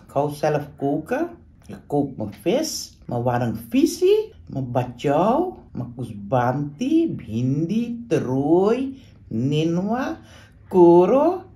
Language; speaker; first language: Dutch; non-native, local second language; Caribbean Hindustani